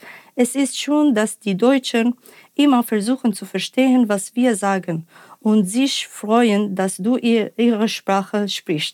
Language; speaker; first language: German; non-native, fluent; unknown